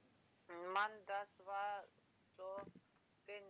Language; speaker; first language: German; non-native, learner; Macedonian